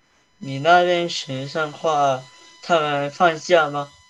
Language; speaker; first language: Chinese; early bilingual, heritage; Chinese